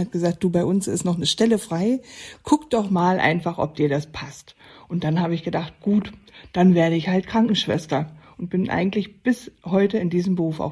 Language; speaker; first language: German; native; German